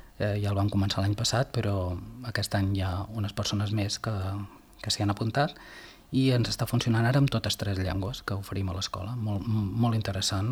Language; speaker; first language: Catalan; native; Catalan